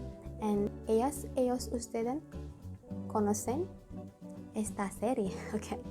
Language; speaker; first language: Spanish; non-native, learner; Indonesian